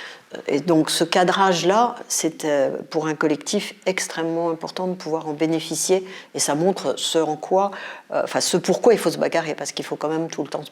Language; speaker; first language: French; native; French